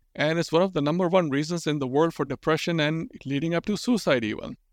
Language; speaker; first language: English; non-native, local second language; Urdu